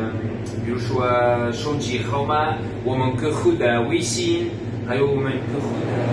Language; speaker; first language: Chinese; non-native, fluent; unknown